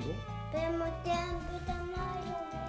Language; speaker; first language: Japanese; early bilingual, heritage; Japanese